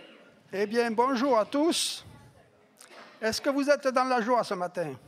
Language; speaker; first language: French; native; French